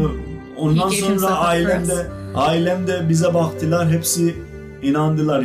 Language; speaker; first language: Turkish; non-native, fluent; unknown